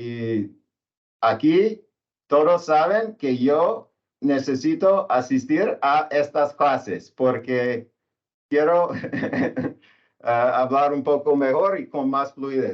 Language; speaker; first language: Spanish; non-native, learner; English